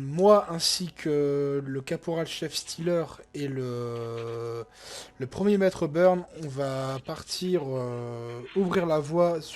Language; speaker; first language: French; native; French